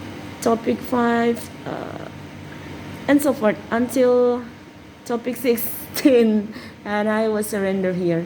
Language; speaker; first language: English; non-native, fluent; Indonesian